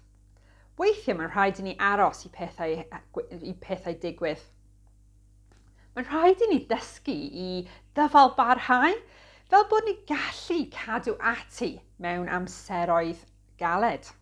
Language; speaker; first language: Welsh; non-native, local second language; English